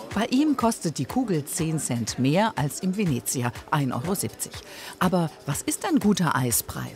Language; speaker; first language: German; native; German